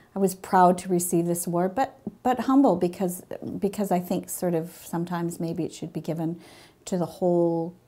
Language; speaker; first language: English; native; English